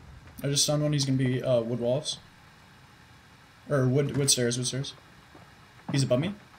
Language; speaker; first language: English; native; English